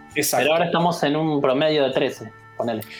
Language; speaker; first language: Spanish; native; Spanish